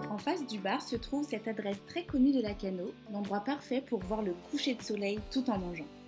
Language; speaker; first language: French; native; French